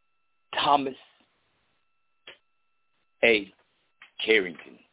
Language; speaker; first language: English; native; English